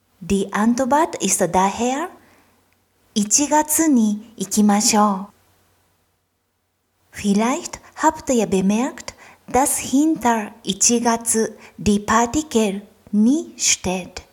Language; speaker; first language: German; non-native, fluent; Japanese